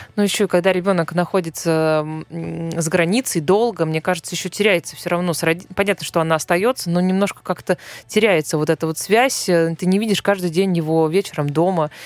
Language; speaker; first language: Russian; native; Russian